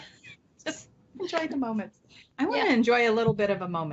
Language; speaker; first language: English; native; English